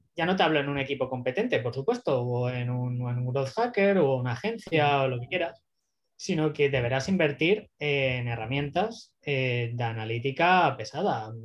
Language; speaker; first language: Spanish; native; Spanish